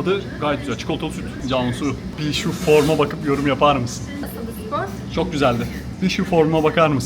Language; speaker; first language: Turkish; native; Turkish